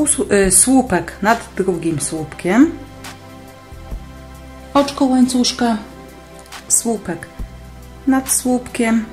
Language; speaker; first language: Polish; native; Polish